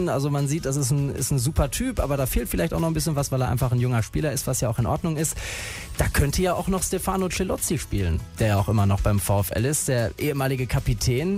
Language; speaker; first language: German; native; German